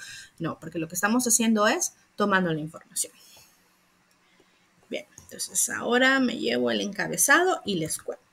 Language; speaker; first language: Spanish; native; Spanish